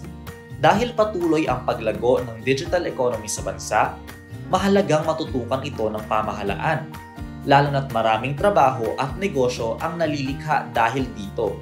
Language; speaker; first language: Filipino; native; Filipino